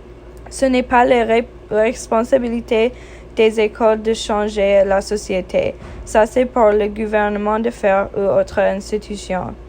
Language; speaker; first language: French; non-native, fluent; English